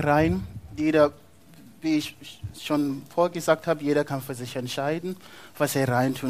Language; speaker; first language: German; non-native, fluent; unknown